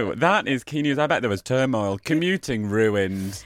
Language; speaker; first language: English; native; English